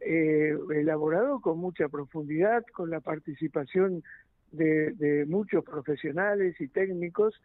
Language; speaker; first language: Spanish; native; Spanish